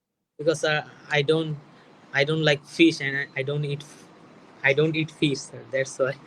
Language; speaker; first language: English; non-native, learner; Bangla